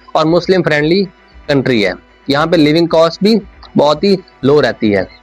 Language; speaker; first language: Urdu; non-native, local second language; Punjabi